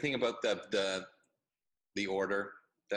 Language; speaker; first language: English; native; English